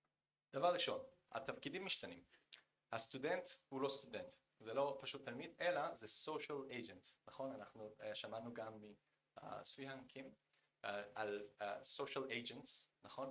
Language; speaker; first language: Hebrew; non-native, fluent; Korean